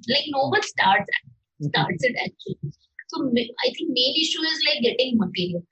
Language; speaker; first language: English; non-native, local second language; Marathi